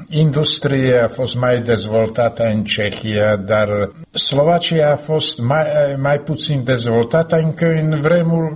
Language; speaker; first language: Romanian; non-native, learner; Slovak